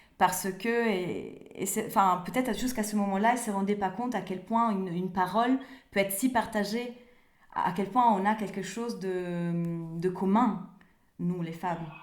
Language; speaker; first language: French; non-native, fluent; Italian